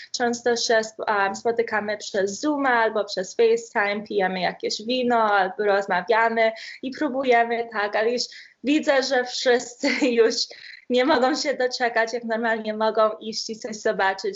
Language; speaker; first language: Polish; early bilingual, heritage; Polish